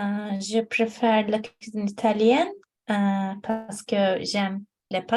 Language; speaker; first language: French; non-native, learner; Turkish